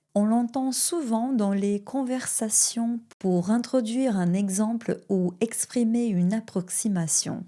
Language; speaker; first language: French; non-native, fluent; Portuguese